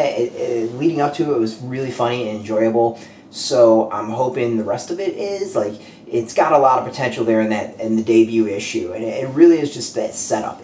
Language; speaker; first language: English; native; English